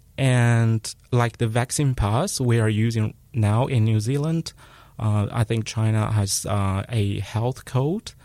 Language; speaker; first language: English; non-native, fluent; Chinese